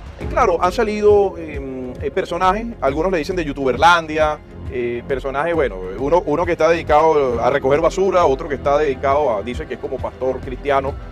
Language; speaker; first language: Spanish; native; Spanish